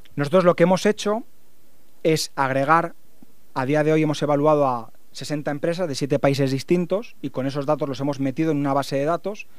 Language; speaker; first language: Spanish; native; Spanish